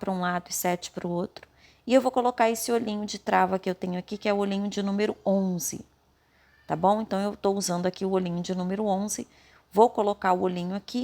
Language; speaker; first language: Portuguese; native; Portuguese